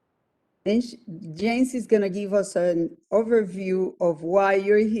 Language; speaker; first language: English; non-native, fluent; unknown